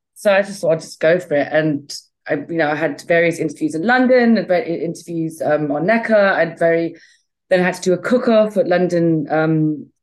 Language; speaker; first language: English; native; English